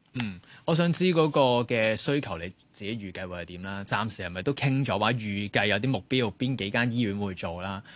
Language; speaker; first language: Cantonese; native; Cantonese